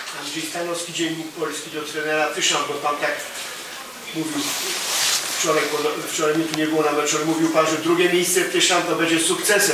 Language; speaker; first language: Polish; native; Polish